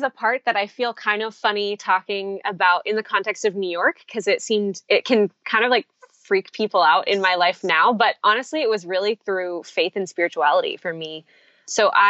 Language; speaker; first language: English; native; English